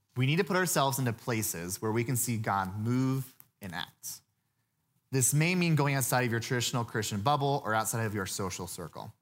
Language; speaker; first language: English; native; English